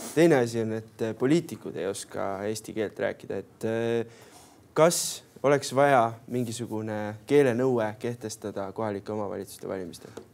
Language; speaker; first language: Estonian; native; Estonian